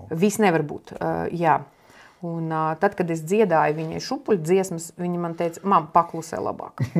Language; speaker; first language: Latvian; non-native, local second language; Russian